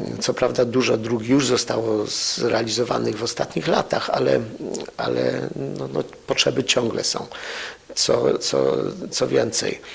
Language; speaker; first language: Polish; native; Polish